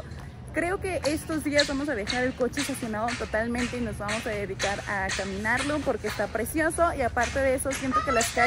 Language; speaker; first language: Spanish; native; Spanish